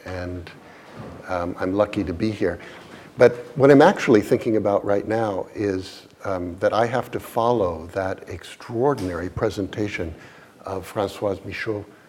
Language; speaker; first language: English; native; English